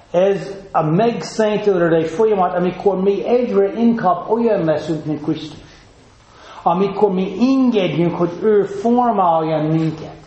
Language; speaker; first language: Hungarian; non-native, fluent; English